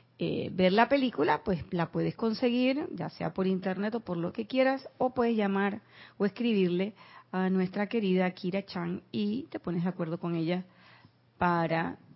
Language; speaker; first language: Spanish; native; Spanish